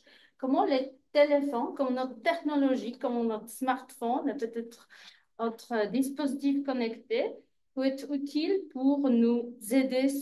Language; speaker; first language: French; non-native, fluent; Polish